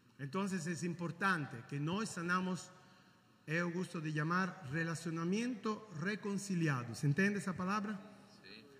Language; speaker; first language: Spanish; native; Spanish